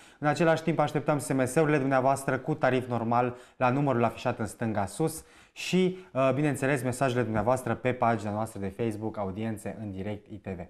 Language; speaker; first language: Romanian; native; Romanian